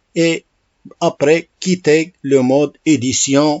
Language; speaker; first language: French; non-native, local second language; Arabic